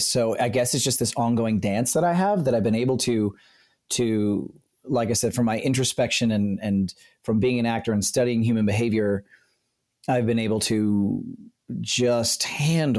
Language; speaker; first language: English; native; English